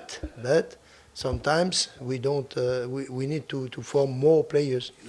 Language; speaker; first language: English; non-native, fluent; French